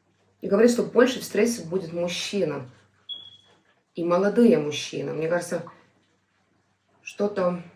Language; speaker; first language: Russian; non-native, fluent; Estonian